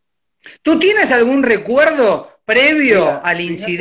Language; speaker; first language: Spanish; native; Spanish